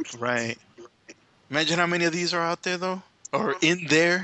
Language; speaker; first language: English; native; English